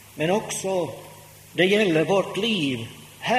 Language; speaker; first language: Swedish; non-native, local second language; Finnish